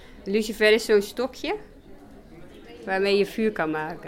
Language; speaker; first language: Dutch; native; Dutch